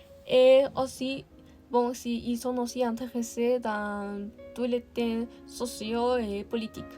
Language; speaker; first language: French; non-native, learner; Spanish